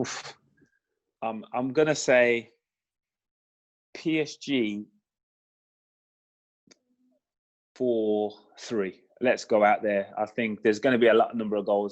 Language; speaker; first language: English; native; English